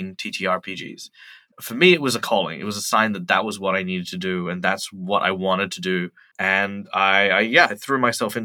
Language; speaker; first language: English; native; English